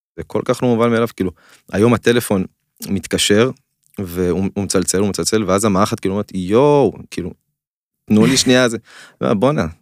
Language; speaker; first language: Hebrew; native; Hebrew